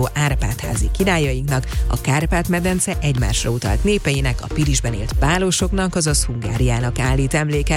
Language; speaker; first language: Hungarian; native; Hungarian